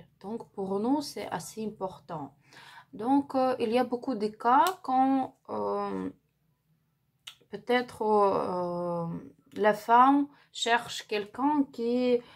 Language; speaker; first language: French; non-native, learner; Ukrainian